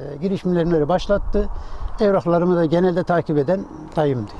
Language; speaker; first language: Turkish; native; Turkish